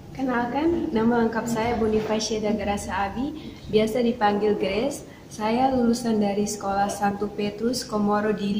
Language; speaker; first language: Indonesian; non-native, fluent; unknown